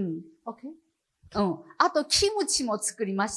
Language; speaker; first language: Japanese; non-native, fluent; Chinese